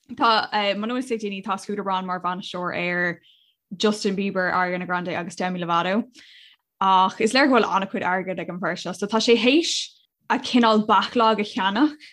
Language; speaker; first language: Irish; non-native, local second language; English